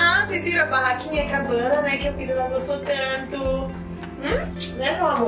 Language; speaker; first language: Portuguese; native; Portuguese